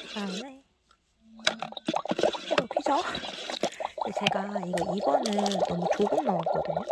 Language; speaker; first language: Korean; native; Korean